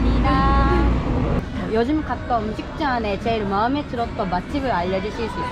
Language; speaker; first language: Korean; non-native, fluent; Japanese